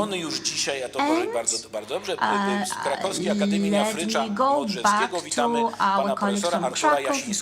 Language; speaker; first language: Polish; native; Polish